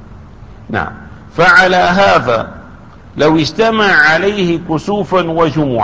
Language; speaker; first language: Arabic; native; Arabic